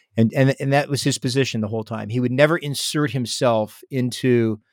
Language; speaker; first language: English; native; English